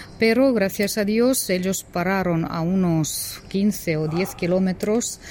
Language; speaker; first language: Spanish; non-native, fluent; Ukrainian